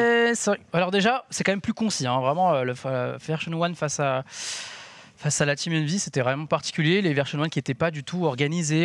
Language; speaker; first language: French; native; French